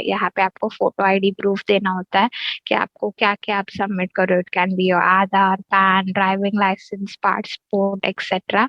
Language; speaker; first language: Hindi; native; Hindi